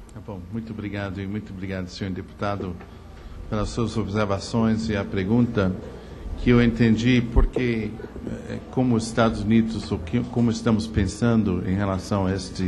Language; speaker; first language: Portuguese; non-native, fluent; English